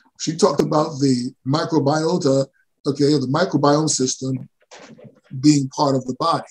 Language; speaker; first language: English; early bilingual, other home language; Spanish